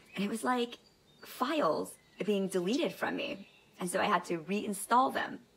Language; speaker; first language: English; native; English